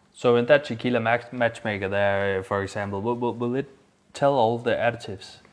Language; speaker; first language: English; non-native, fluent; Danish